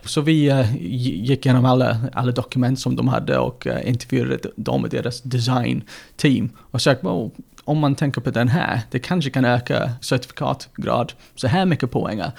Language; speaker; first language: Swedish; non-native, fluent; English